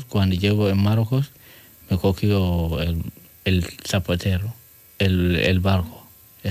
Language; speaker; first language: Spanish; non-native, learner; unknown